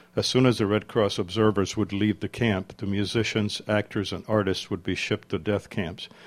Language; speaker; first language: English; early bilingual, other home language; Czech